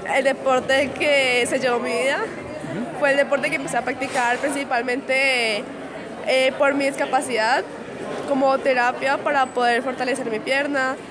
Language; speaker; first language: Spanish; native; Spanish